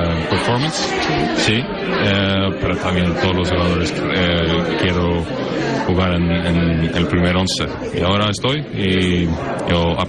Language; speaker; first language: Spanish; non-native, learner; Norwegian